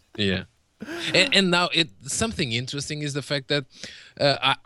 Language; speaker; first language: English; non-native, fluent; Portuguese